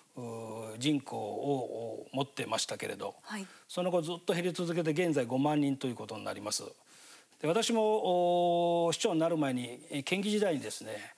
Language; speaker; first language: Japanese; native; Japanese